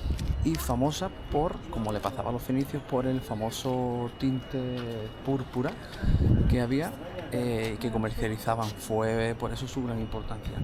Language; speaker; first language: Spanish; native; Spanish